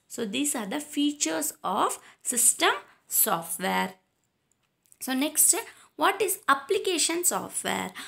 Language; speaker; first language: English; non-native, local second language; Tamil